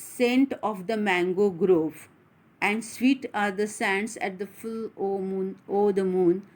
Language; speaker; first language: English; non-native, local second language; Marathi